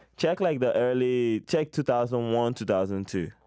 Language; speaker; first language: English; non-native, local second language; Igbo